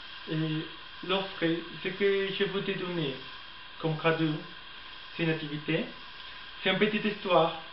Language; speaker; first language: French; non-native, learner; Spanish